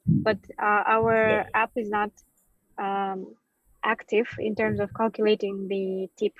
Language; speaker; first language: English; non-native, fluent; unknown